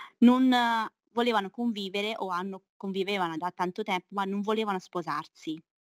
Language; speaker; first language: Italian; early bilingual, other home language; Chinese